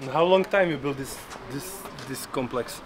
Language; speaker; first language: English; non-native, learner; Polish